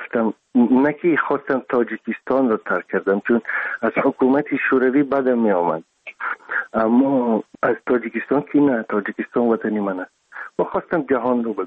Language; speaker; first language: Persian; non-native, local second language; Russian